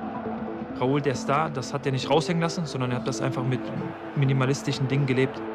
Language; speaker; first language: German; native; German